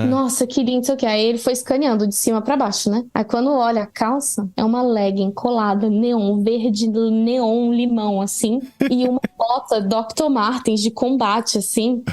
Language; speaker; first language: Portuguese; native; Portuguese